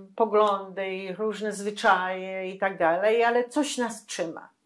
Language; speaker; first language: Polish; non-native, local second language; Yiddish